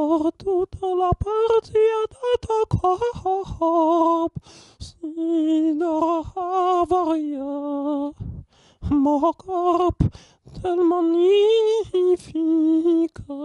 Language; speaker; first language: French; non-native, learner; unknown